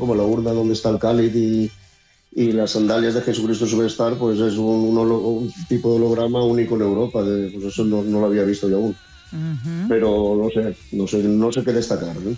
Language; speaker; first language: Spanish; native; Spanish